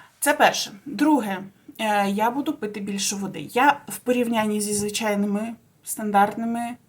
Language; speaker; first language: Ukrainian; non-native, local second language; Russian